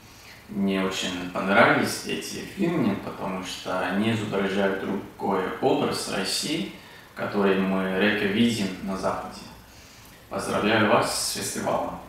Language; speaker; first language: Russian; non-native, learner; English